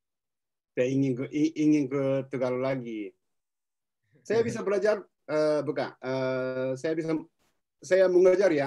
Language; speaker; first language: Indonesian; non-native, fluent; Japanese